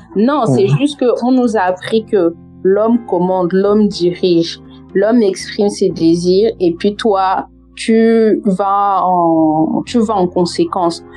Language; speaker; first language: French; native; French